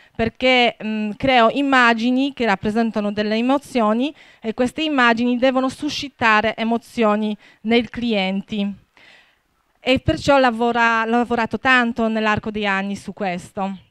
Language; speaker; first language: Italian; non-native, fluent; Polish